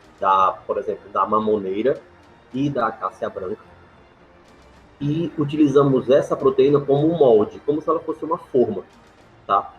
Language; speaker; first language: Portuguese; native; Portuguese